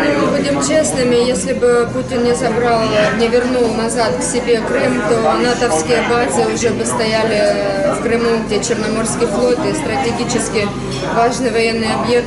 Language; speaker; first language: Russian; native; Russian